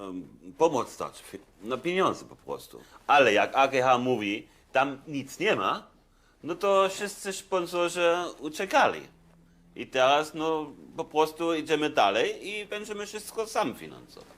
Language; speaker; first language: Polish; non-native, fluent; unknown